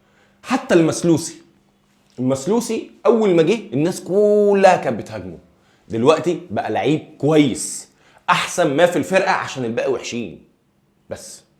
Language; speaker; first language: Arabic; native; Arabic